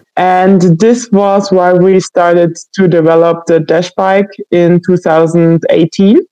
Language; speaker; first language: English; non-native, fluent; German